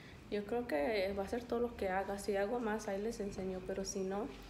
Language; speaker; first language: Spanish; early bilingual, heritage; Spanish